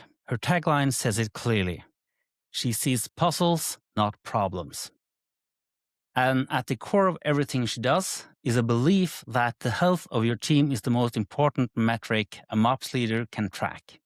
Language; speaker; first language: English; non-native, fluent; Norwegian